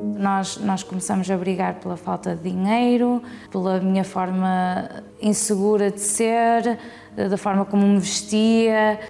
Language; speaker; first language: Portuguese; early bilingual, heritage; Portuguese